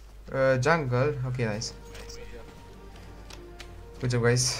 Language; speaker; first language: English; non-native, learner; Romanian